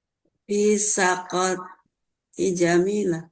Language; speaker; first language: Arabic; non-native, learner; Indonesian